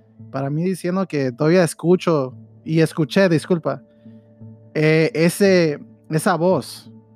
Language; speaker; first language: Spanish; early bilingual, heritage; Spanish